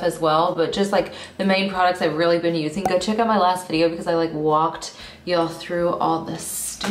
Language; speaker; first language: English; native; English